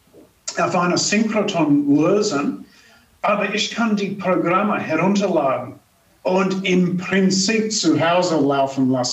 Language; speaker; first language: German; non-native, fluent; English